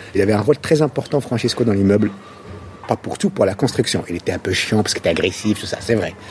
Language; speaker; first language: French; non-native, local second language; Arabic